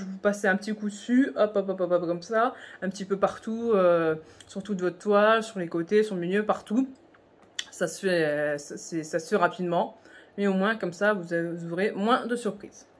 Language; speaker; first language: French; native; French